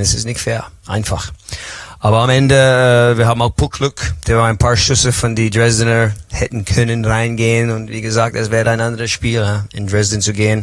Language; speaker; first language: German; non-native, learner; English